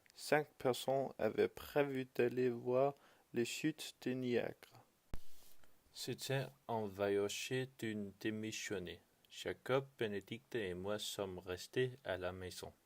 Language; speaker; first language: French; non-native, learner; Danish